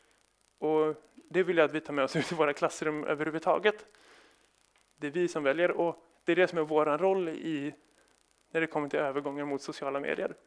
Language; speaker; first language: Swedish; native; Swedish